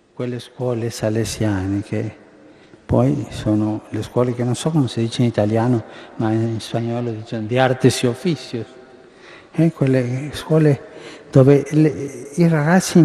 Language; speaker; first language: Italian; non-native, fluent; Spanish